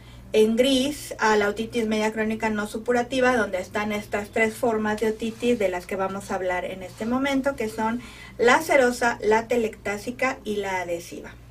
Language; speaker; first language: Spanish; native; Spanish